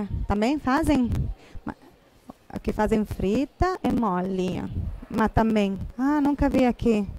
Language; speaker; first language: Portuguese; non-native, fluent; Italian